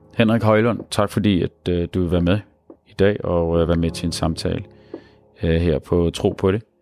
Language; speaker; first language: Danish; early bilingual, other home language; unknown